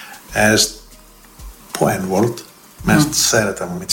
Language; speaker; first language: Hungarian; non-native, fluent; Greek